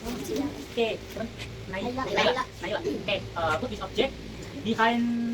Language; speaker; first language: English; non-native, learner; Indonesian